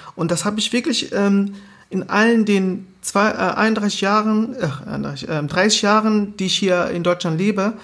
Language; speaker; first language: German; early bilingual, other home language; Portuguese